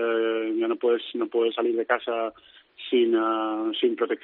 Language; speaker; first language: Spanish; native; Spanish